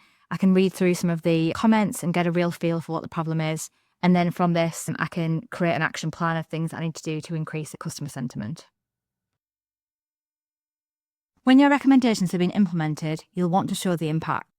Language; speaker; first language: English; native; English